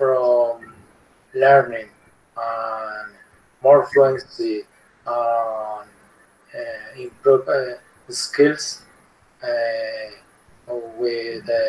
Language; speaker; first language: English; non-native, learner; Spanish